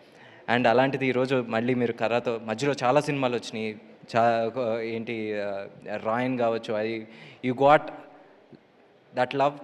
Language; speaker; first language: Telugu; native; Telugu